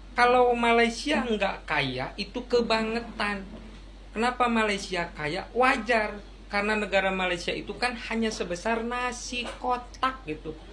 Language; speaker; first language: Indonesian; native; Indonesian